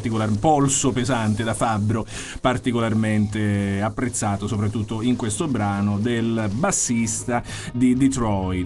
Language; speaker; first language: Italian; native; Italian